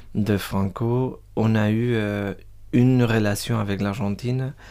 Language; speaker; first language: French; non-native, fluent; Spanish